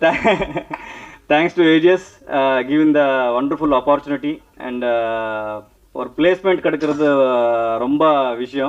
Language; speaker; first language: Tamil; non-native, learner; Kannada